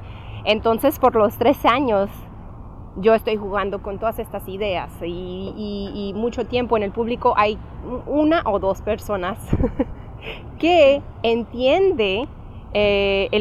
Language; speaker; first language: Spanish; early bilingual, heritage; English